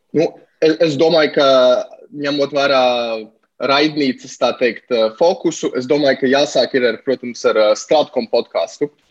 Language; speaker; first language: Latvian; native; Latvian